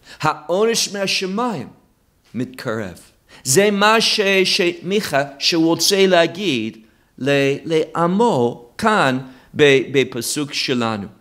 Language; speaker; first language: Hebrew; non-native, fluent; English